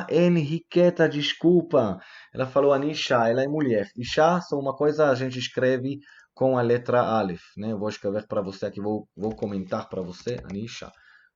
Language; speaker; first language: Portuguese; non-native, fluent; Hebrew